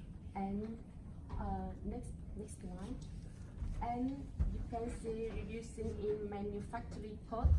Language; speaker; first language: English; non-native, learner; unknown